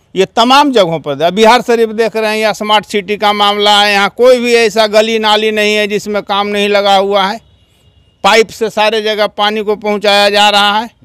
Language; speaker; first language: Hindi; native; Hindi